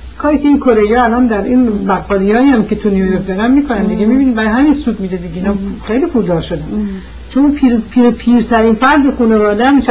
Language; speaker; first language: Persian; early bilingual, heritage; Persian